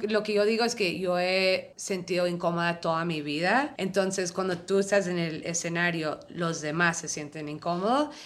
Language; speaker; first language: Spanish; early bilingual, heritage; Spanish